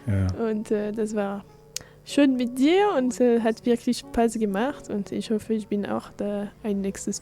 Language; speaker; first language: German; non-native, fluent; French